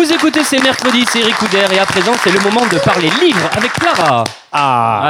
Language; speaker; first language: French; native; French